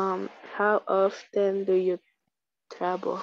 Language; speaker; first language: English; non-native, learner; Spanish